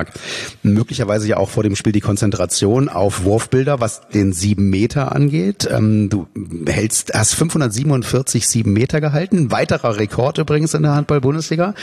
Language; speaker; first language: German; native; German